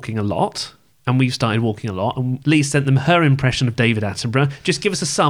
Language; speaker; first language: English; native; English